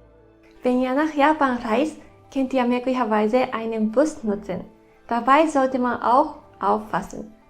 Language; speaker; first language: German; non-native, fluent; Japanese